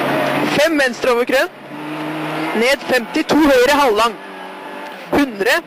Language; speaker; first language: Norwegian; native; Norwegian